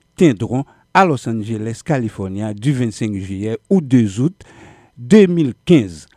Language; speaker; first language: French; native; French